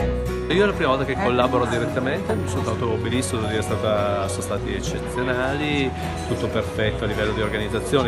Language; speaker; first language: Italian; native; Italian